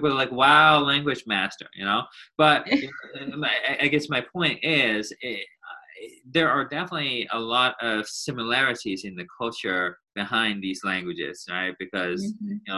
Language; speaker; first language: English; non-native, fluent; Chinese